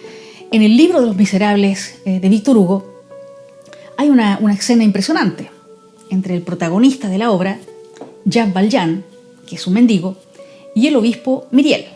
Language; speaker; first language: Spanish; native; Spanish